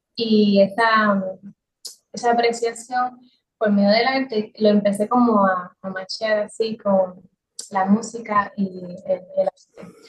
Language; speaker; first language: Spanish; native; Spanish